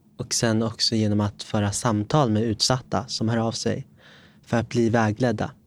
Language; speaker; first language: Swedish; native; Swedish